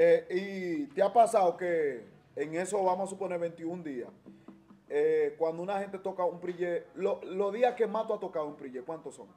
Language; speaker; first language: Spanish; native; Spanish